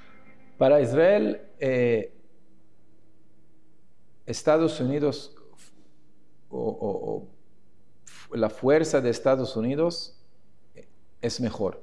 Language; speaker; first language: Spanish; non-native, fluent; Hebrew